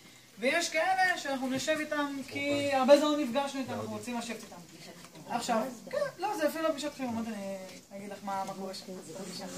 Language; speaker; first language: Hebrew; native; Hebrew